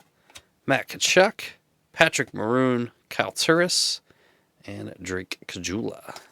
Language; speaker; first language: English; native; English